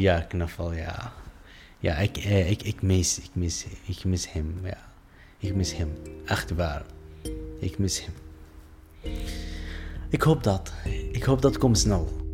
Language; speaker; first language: Dutch; non-native, learner; Arabic